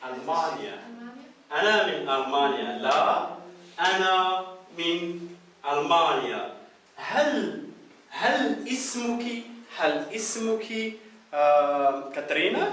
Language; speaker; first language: Arabic; non-native, fluent; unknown